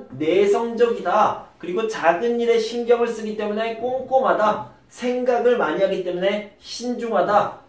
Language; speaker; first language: Korean; native; Korean